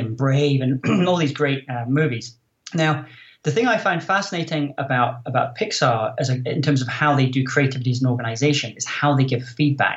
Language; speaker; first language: English; native; English